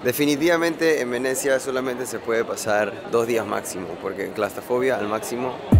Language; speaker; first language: Spanish; early bilingual, heritage; Spanish